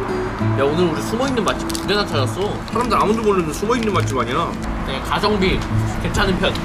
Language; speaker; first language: Korean; native; Korean